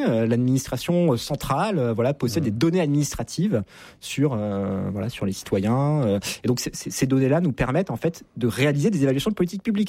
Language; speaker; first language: French; native; French